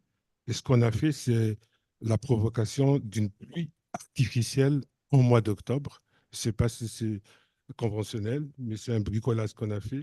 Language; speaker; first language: French; non-native, local second language; Malagasy